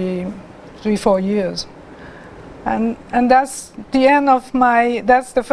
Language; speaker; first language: English; non-native, local second language; Cantonese